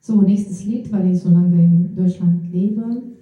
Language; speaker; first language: German; non-native, fluent; Russian